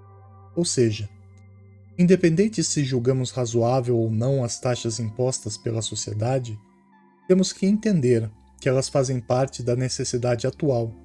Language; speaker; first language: Portuguese; native; Portuguese